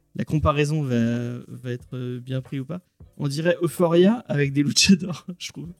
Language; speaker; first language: French; native; French